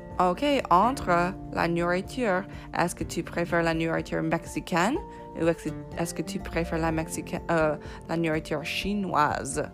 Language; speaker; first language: French; non-native, fluent; English